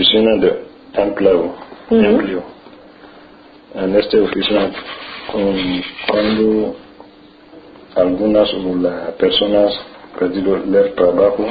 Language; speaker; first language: Spanish; non-native, learner; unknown